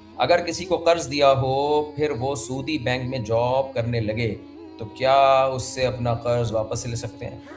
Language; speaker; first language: Urdu; native; Urdu